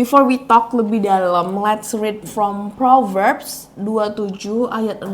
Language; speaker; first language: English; non-native, learner; Indonesian